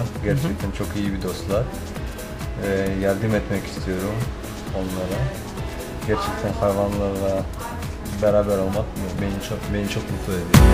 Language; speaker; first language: Turkish; non-native, fluent; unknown